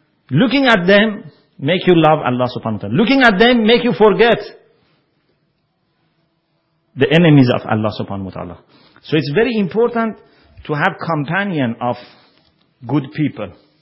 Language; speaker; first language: English; non-native, fluent; Persian